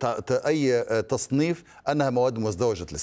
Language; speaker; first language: Arabic; native; Arabic